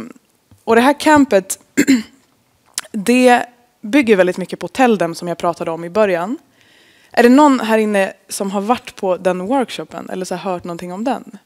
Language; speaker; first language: Swedish; native; Swedish